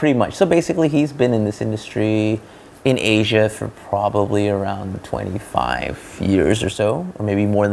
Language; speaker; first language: English; non-native, local second language; Malay